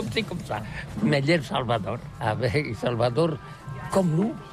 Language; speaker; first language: French; non-native, learner; Catalan